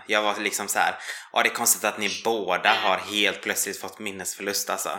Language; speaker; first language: Swedish; native; Swedish